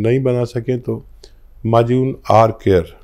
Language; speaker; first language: Hindi; native; Hindi